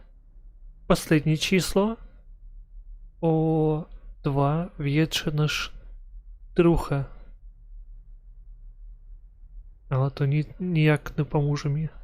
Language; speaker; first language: Czech; non-native, learner; Ukrainian